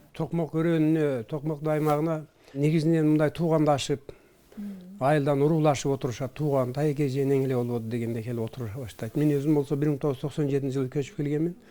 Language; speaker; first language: Kyrgyz; early bilingual, heritage; Kyrgyz